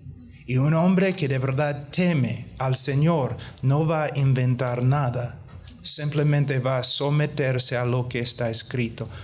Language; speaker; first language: Spanish; non-native, fluent; English